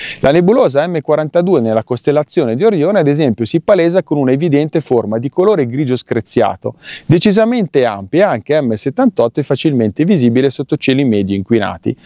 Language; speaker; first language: Italian; native; Italian